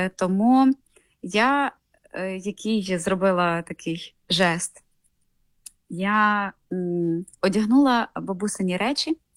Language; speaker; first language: Ukrainian; native; Ukrainian